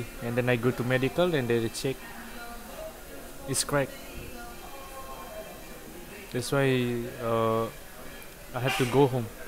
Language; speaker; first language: English; non-native, learner; Indonesian